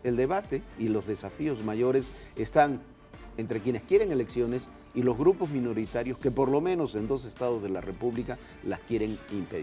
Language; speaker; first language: Spanish; native; Spanish